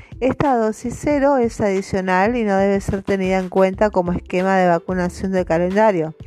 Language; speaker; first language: Spanish; native; Spanish